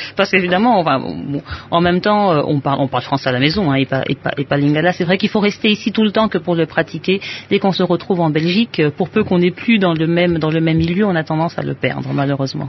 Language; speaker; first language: French; native; French